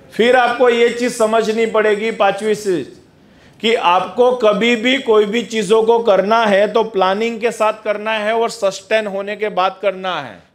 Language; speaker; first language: Hindi; non-native, local second language; Gujarati